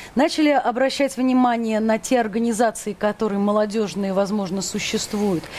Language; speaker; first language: Russian; native; Russian